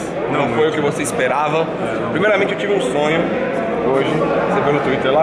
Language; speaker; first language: Portuguese; native; Portuguese